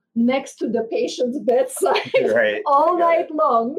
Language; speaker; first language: English; non-native, fluent; Armenian